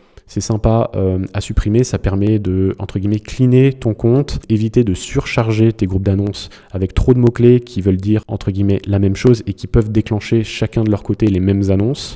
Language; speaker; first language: French; native; French